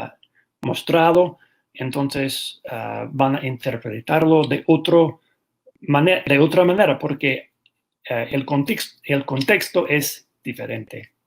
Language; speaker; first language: Spanish; non-native, fluent; English